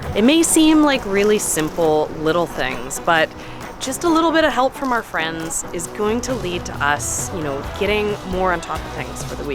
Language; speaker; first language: English; native; English